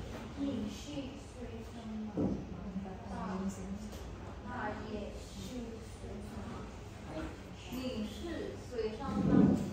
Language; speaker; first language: Chinese; non-native, learner; Filipino